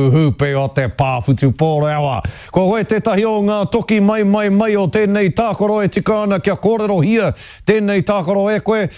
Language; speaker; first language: Māori; native; Māori